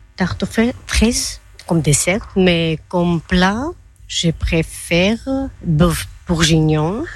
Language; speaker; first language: French; non-native, learner; Georgian